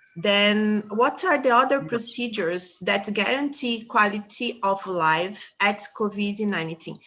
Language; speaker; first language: English; non-native, fluent; Portuguese